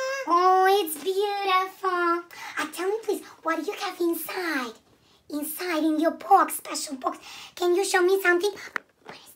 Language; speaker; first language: English; non-native, learner; Russian